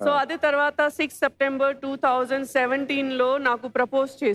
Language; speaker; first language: Telugu; non-native, learner; Kannada